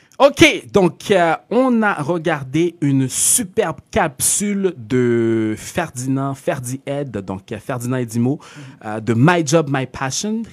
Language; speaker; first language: French; native; French